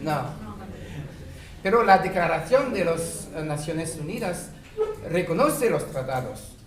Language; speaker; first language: Spanish; non-native, fluent; French